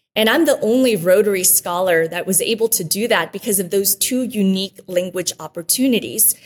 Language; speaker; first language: English; early bilingual, other home language; Spanish